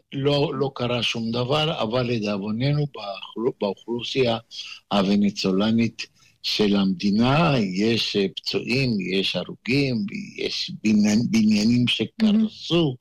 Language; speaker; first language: Hebrew; non-native, fluent; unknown